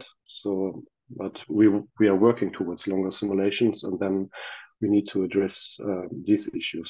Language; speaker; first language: English; non-native, fluent; German